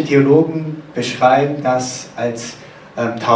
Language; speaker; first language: German; non-native, fluent; Korean